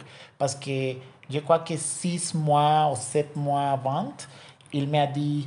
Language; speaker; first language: French; non-native, learner; Spanish